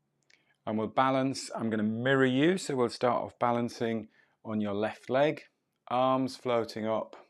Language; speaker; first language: English; native; English